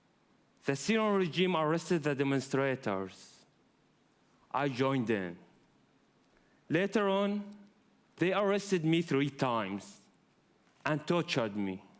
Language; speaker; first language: English; non-native, fluent; Arabic